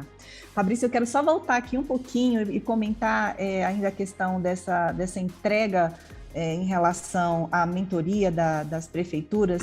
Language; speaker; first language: Portuguese; native; Portuguese